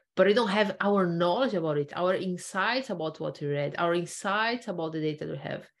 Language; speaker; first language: English; non-native, fluent; Portuguese